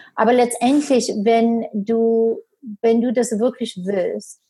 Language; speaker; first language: German; non-native, fluent; English